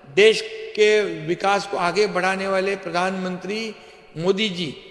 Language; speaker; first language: Hindi; non-native, local second language; Marathi